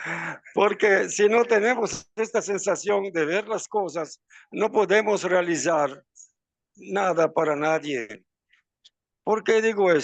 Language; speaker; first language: Spanish; non-native, fluent; Italian